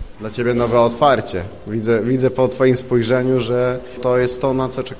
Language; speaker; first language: Polish; native; Polish